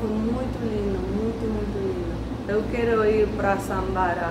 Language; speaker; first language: Portuguese; non-native, learner; Spanish